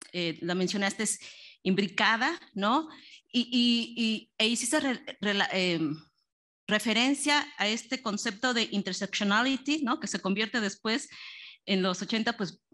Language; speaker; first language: Spanish; native; Spanish